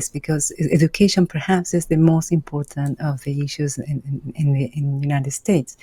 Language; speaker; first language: English; non-native, fluent; Spanish